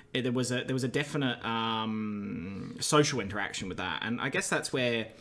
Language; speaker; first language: English; native; English